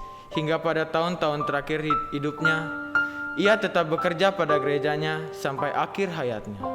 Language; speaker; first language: Indonesian; native; Indonesian